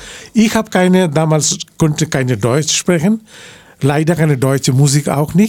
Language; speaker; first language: German; non-native, learner; Bangla